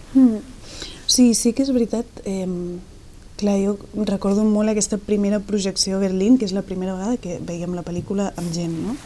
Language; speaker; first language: Catalan; native; Catalan